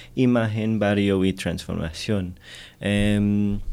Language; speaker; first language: Spanish; non-native, fluent; English